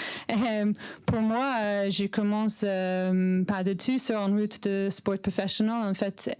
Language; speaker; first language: French; non-native, learner; English